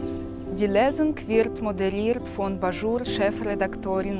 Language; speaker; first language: German; non-native, fluent; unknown